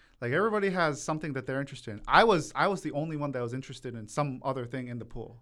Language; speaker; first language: English; early bilingual, other home language; Korean